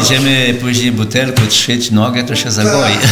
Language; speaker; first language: Polish; early bilingual, heritage; Polish